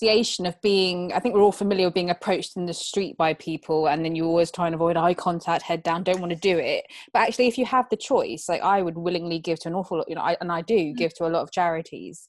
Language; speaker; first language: English; native; English